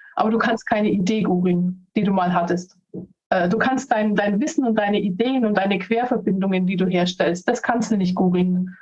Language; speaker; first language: German; non-native, fluent; Spanish